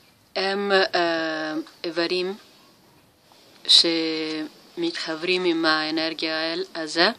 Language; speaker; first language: Hebrew; non-native, learner; Italian